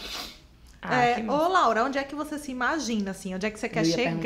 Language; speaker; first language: Portuguese; native; Portuguese